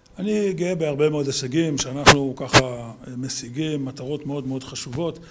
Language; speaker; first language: Hebrew; native; Hebrew